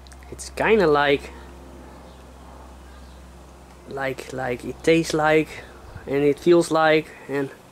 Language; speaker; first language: English; non-native, fluent; Dutch